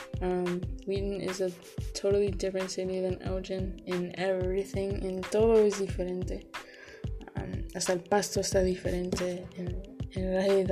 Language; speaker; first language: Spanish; early bilingual, heritage; Spanish